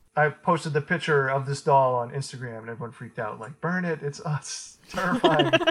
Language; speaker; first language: English; native; English